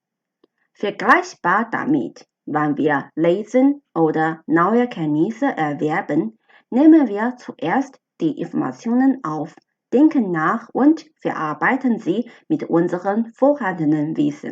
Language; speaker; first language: German; non-native, fluent; Chinese